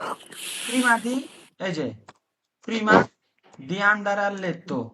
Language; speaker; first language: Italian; non-native, fluent; Bangla